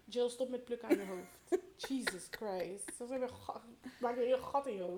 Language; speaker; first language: Dutch; early bilingual, heritage; Dutch